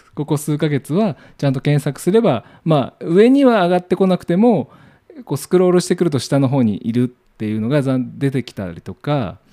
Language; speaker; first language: Japanese; native; Japanese